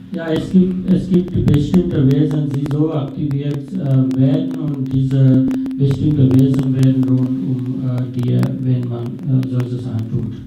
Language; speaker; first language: German; non-native, fluent; Sinhala